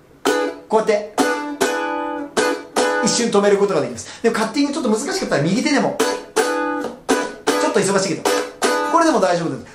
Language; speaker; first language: Japanese; native; Japanese